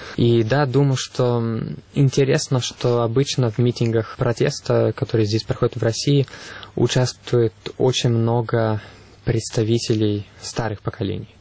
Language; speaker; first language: Russian; non-native, fluent; Italian